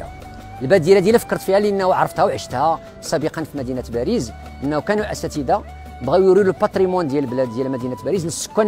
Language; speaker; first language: Arabic; native; Arabic